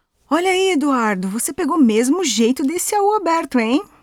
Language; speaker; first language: Portuguese; native; Portuguese